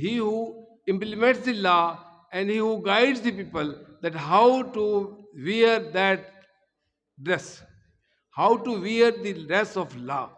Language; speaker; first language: English; non-native, local second language; Urdu